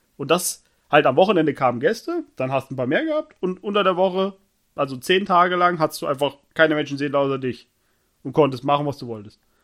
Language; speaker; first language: German; native; German